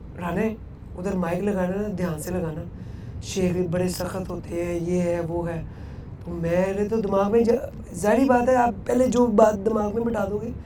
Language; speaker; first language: Urdu; non-native, local second language; Punjabi